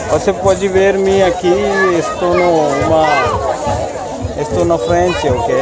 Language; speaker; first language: Portuguese; non-native, learner; Hindi